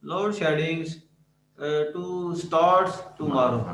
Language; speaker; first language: English; non-native, learner; Urdu